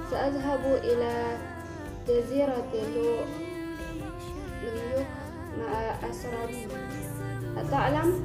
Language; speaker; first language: Arabic; non-native, learner; Indonesian